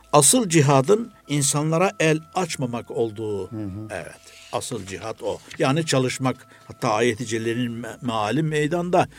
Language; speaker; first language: Turkish; native; Turkish